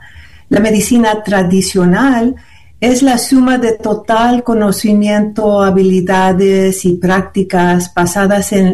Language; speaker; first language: Spanish; early bilingual, heritage; Spanish